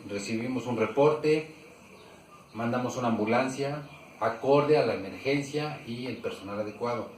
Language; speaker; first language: Spanish; native; Spanish